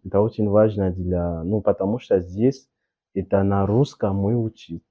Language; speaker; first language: Russian; non-native, learner; French